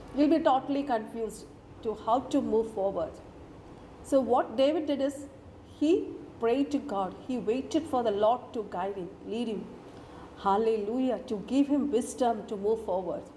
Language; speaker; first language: English; non-native, local second language; Malayalam